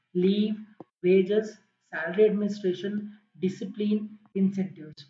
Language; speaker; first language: English; non-native, local second language; Kannada